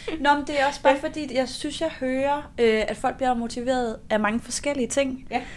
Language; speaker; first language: Danish; native; Danish